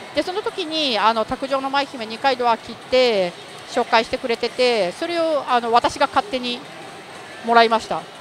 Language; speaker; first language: Japanese; native; Japanese